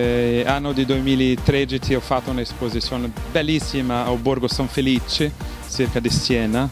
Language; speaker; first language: Italian; non-native, fluent; Portuguese